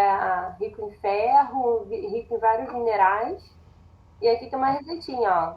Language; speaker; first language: Portuguese; native; Portuguese